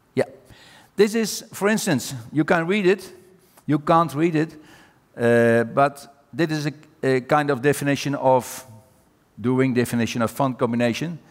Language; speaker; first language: English; non-native, fluent; Dutch